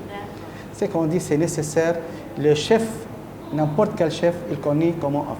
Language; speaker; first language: French; non-native, learner; Arabic